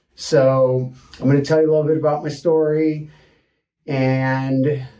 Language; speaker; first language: English; native; English